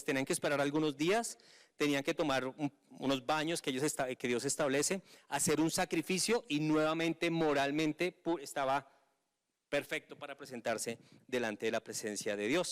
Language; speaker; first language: Spanish; native; Spanish